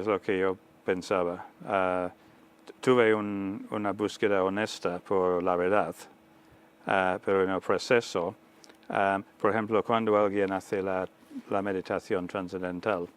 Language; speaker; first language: Spanish; non-native, fluent; English